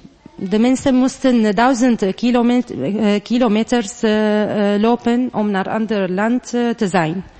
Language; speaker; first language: Dutch; non-native, learner; Arabic